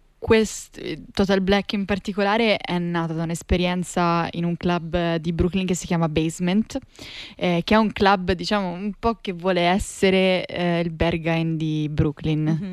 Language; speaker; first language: Italian; native; Italian